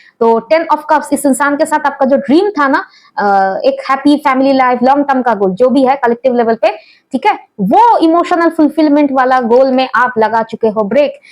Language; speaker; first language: Hindi; non-native, local second language; Bangla